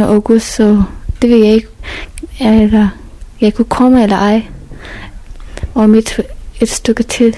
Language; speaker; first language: Danish; non-native, fluent; Persian